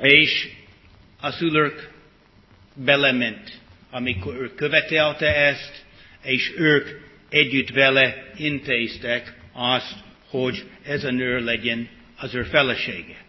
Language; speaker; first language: Hungarian; early bilingual, heritage; English